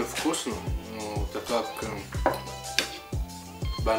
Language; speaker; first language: Russian; non-native, learner; Arabic